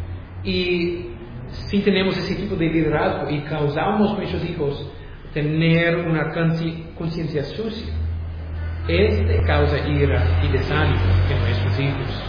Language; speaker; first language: Spanish; non-native, fluent; English